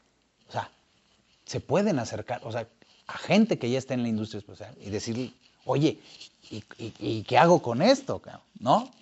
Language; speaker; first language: Spanish; native; Spanish